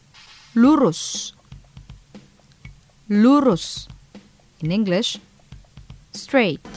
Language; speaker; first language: English; non-native, fluent; Indonesian